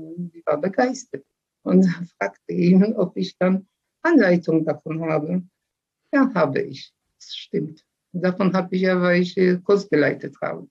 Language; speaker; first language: German; early bilingual, other home language; Polish